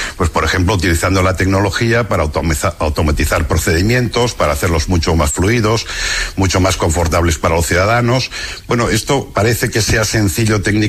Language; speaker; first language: Spanish; non-native, local second language; Catalan